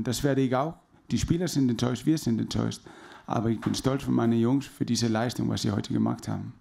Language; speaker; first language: German; non-native, fluent; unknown